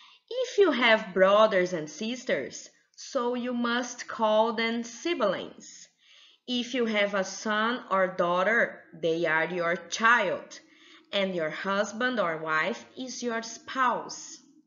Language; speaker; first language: English; non-native, fluent; Portuguese